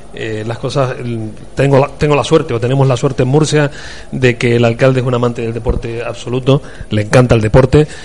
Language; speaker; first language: Spanish; native; Spanish